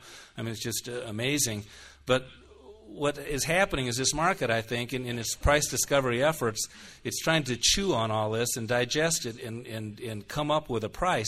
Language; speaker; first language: English; native; English